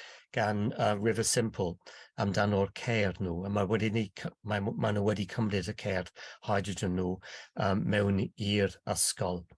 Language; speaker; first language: Welsh; non-native, local second language; English